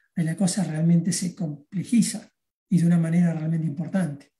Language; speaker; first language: Spanish; native; Spanish